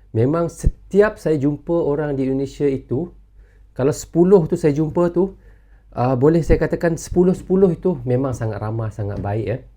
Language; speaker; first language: Malay; native; Malay